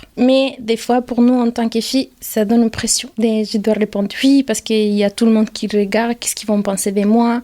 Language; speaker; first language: French; non-native, fluent; Spanish